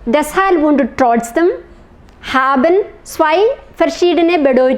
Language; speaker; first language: German; non-native, fluent; Malayalam